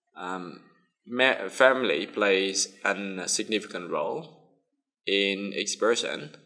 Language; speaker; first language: English; non-native, fluent; Vietnamese